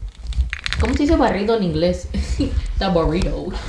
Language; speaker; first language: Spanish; early bilingual, heritage; English